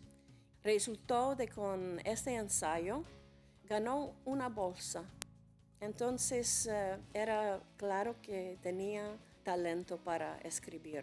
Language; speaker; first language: Spanish; non-native, fluent; English